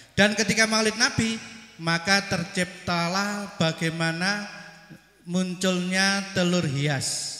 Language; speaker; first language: Indonesian; non-native, local second language; Javanese